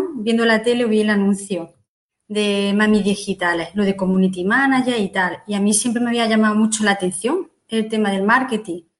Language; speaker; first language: Spanish; native; Spanish